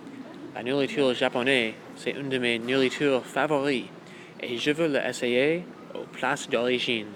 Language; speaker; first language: French; non-native, local second language; English